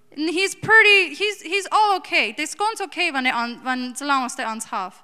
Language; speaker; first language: German; early bilingual, heritage; English